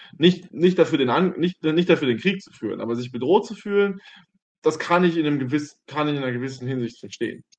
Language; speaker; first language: German; native; German